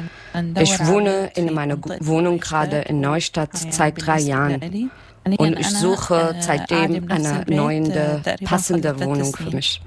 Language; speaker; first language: German; non-native, learner; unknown